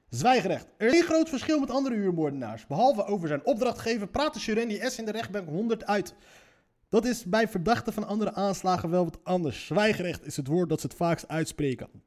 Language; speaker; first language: Dutch; early bilingual, other home language; Riffian